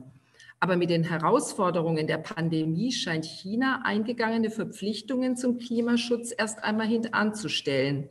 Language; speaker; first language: German; native; German